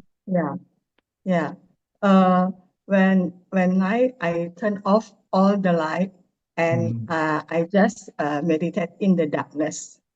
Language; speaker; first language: English; non-native, learner; Indonesian